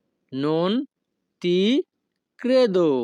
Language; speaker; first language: Italian; non-native, fluent; Bangla